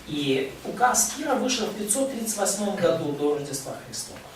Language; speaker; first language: Russian; native; Russian